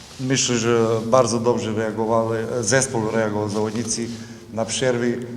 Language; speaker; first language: Polish; non-native, learner; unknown